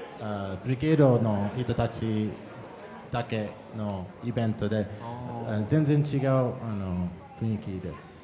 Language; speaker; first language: Japanese; non-native, fluent; English